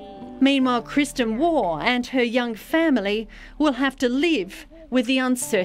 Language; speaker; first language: English; native; English